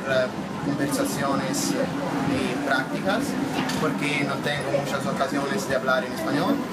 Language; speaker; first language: Spanish; non-native, learner; Italian